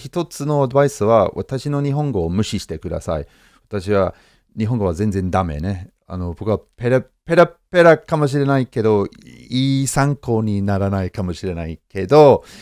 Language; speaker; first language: Japanese; non-native, fluent; English